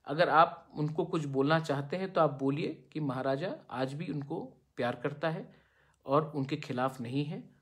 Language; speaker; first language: Hindi; non-native, local second language; Bangla